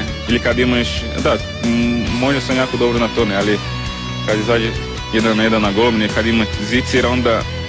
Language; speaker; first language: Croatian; non-native, learner; Portuguese